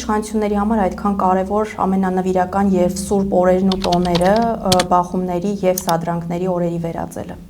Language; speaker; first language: Armenian; native; Armenian